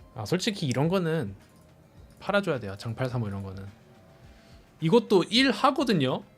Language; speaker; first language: Korean; non-native, fluent; English